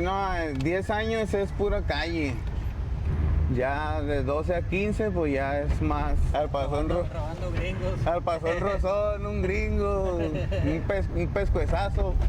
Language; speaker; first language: Spanish; native; Spanish